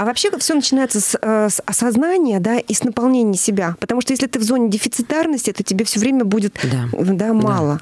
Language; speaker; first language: Russian; native; Russian